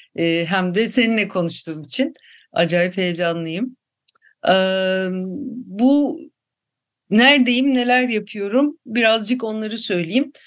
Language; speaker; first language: Turkish; native; Turkish